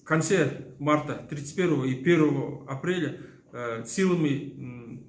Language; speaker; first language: Russian; non-native, local second language; Kazakh